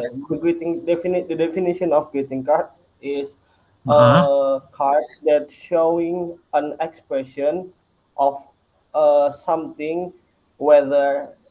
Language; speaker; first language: English; non-native, local second language; Indonesian